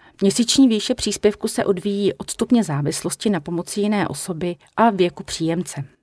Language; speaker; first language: Czech; native; Czech